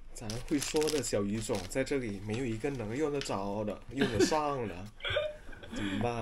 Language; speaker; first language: Chinese; non-native, fluent; Indonesian